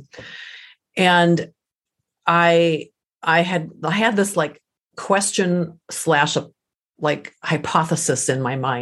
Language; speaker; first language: English; early bilingual, other home language; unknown